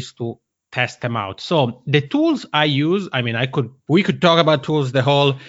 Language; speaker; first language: English; non-native, fluent; Italian